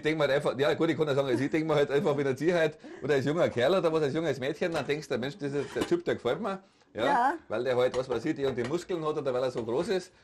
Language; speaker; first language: German; native; German